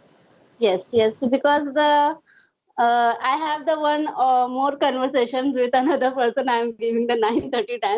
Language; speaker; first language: English; non-native, learner; Hindi